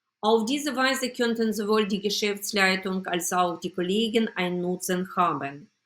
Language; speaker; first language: German; non-native, fluent; Ukrainian